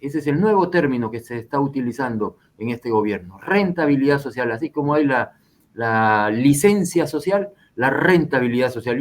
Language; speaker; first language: Spanish; native; Spanish